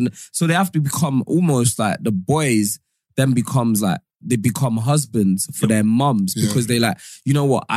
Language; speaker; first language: English; non-native, local second language; Yoruba